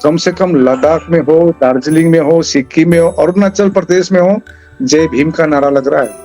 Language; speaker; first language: Hindi; non-native, local second language; Bangla